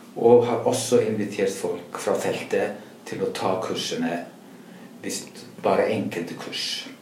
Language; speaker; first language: Norwegian; non-native, fluent; Icelandic